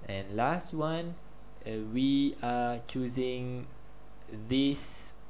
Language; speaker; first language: English; non-native, local second language; Malay